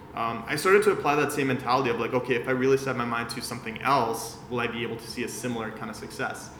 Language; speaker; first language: English; early bilingual, other home language; Persian